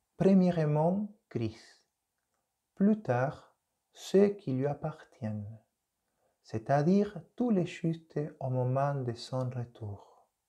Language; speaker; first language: French; non-native, fluent; Spanish